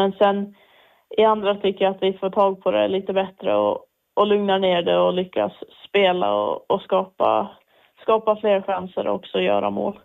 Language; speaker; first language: Swedish; native; Swedish